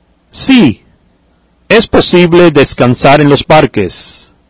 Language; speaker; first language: Spanish; native; Spanish